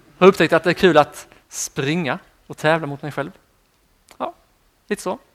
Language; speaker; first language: Swedish; native; Swedish